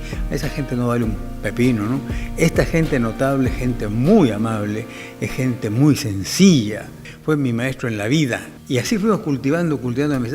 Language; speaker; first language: Spanish; native; Spanish